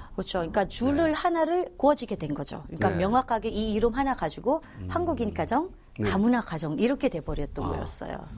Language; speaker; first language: Korean; non-native, fluent; Filipino